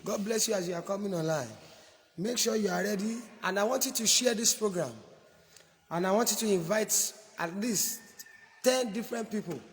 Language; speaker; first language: English; non-native, local second language; Yoruba